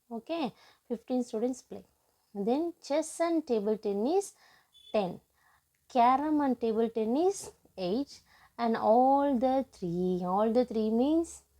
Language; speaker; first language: English; non-native, local second language; Tamil